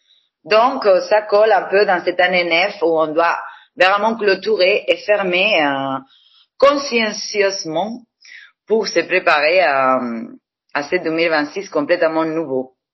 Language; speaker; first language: French; non-native, fluent; Spanish